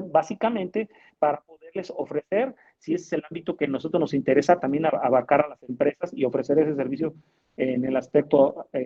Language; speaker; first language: Spanish; native; Spanish